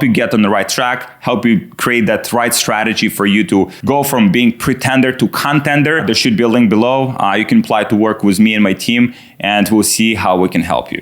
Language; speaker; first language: English; non-native, fluent; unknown